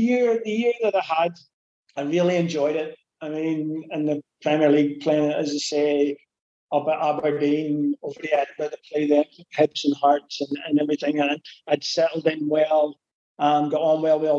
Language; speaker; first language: English; native; English